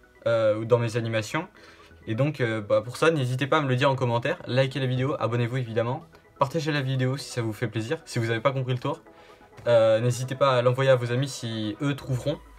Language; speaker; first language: French; native; French